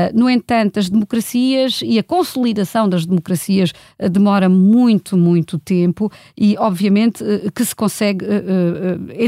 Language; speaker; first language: Portuguese; non-native, fluent; German